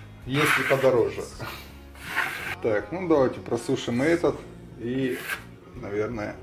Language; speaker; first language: Russian; native; Russian